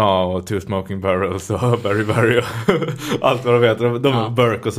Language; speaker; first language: Swedish; native; Swedish